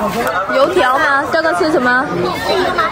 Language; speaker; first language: Chinese; non-native, fluent; Vietnamese